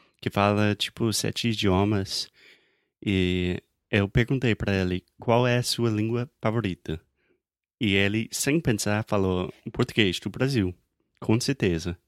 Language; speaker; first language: Portuguese; non-native, fluent; English